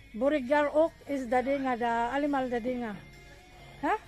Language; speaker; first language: Dutch; non-native, learner; Cebuano